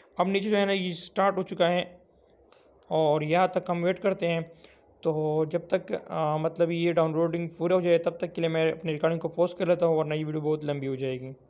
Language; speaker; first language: Urdu; non-native, local second language; Pashto